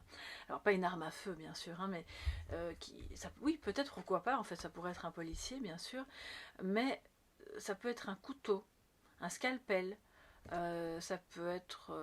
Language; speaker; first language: French; native; French